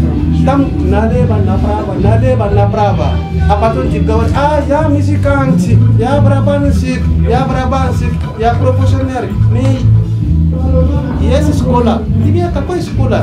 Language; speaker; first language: Russian; non-native, learner; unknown